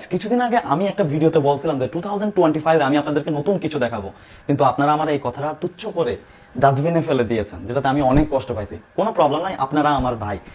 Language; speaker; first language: Bangla; native; Bangla